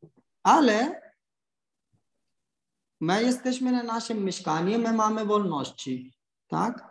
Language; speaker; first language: Polish; non-native, learner; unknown